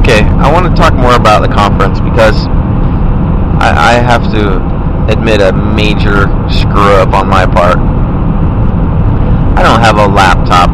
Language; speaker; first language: English; native; English